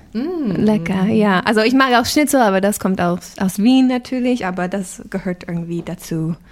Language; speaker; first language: German; non-native, fluent; English